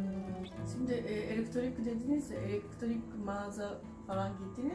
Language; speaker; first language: Turkish; non-native, fluent; Japanese